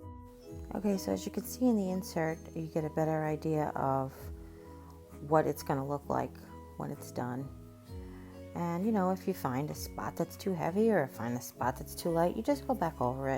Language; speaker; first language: English; native; English